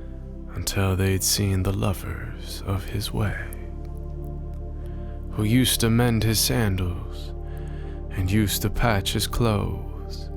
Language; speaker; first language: English; native; English